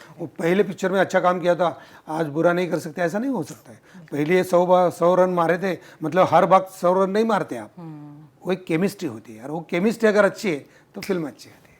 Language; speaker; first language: Hindi; non-native, local second language; Marathi